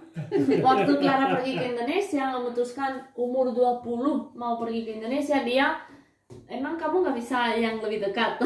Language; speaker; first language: Indonesian; non-native, fluent; Spanish